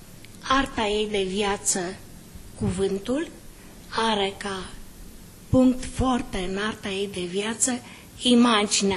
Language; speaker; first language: Romanian; native; Romanian